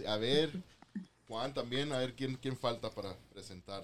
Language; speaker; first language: Spanish; native; Spanish